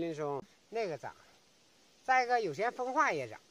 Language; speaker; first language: Chinese; native; Chinese